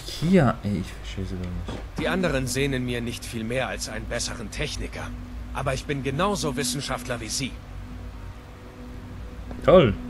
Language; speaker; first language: German; non-native, fluent; Polish